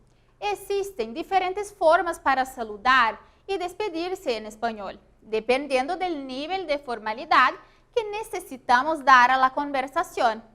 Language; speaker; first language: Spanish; non-native, fluent; Portuguese